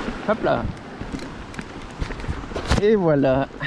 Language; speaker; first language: French; native; French